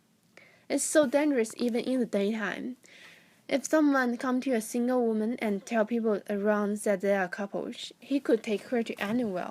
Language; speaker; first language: English; non-native, fluent; Chinese